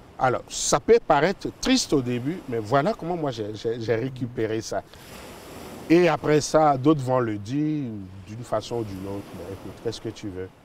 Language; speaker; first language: French; non-native, local second language; Yoruba